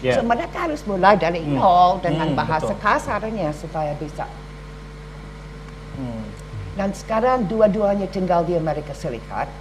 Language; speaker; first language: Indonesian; non-native, learner; English